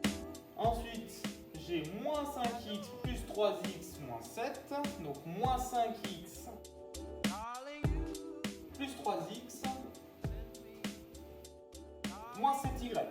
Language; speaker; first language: French; native; French